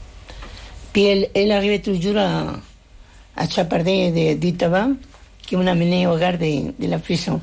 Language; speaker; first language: French; non-native, fluent; Spanish